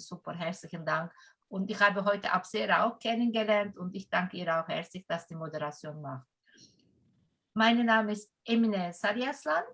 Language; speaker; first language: German; non-native, fluent; Turkish